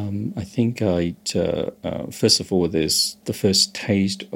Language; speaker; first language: English; non-native, local second language; Cantonese